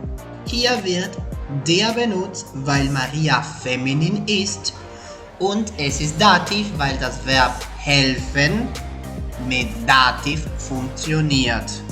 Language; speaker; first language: German; non-native, fluent; Spanish